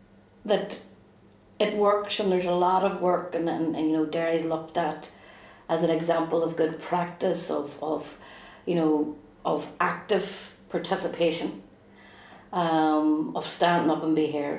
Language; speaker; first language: English; native; English